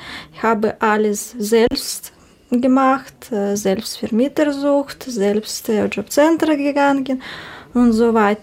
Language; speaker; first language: German; non-native, learner; Russian